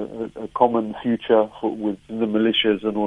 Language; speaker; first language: English; native; English